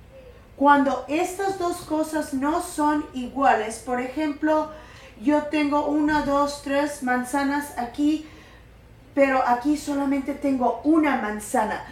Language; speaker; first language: Spanish; non-native, fluent; English